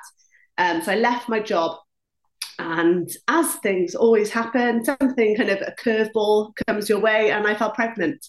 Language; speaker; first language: English; non-native, local second language; Welsh